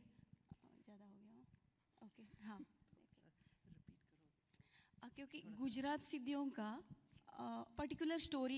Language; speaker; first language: Hindi; non-native, local second language; Kannada